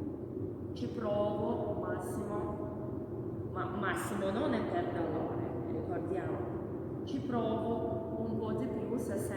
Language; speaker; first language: Italian; non-native, learner; Russian